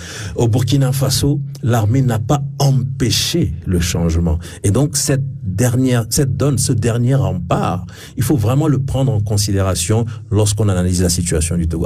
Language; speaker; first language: French; non-native, local second language; Ewe